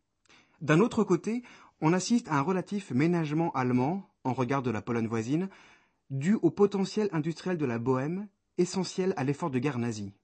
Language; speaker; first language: French; native; French